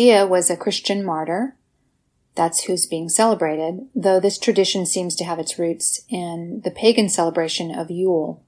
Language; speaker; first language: English; native; English